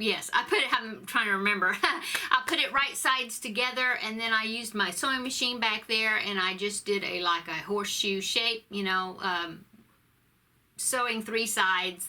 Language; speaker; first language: English; native; English